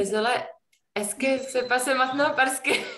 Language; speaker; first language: French; non-native, learner; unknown